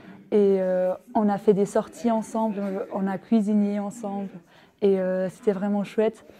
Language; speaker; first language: French; non-native, fluent; German